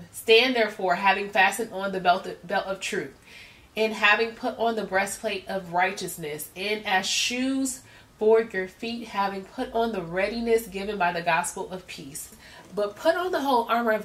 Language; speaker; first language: English; native; English